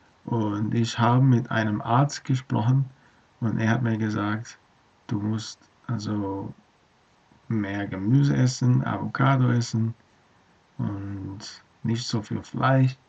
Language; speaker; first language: German; non-native, learner; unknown